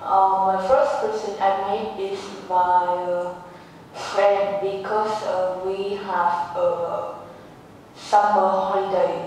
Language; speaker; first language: English; non-native, learner; Vietnamese